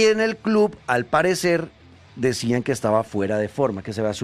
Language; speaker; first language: Spanish; native; Spanish